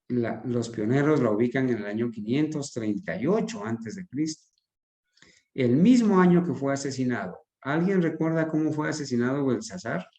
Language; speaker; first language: Spanish; native; Spanish